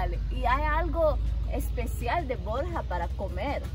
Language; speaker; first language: Spanish; non-native, learner; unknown